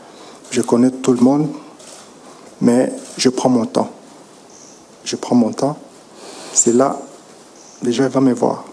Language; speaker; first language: French; non-native, local second language; Lingala